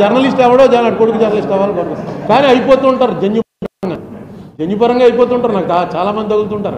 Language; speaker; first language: Telugu; native; Telugu